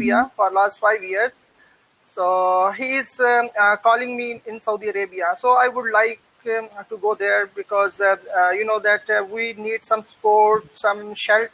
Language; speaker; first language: English; non-native, learner; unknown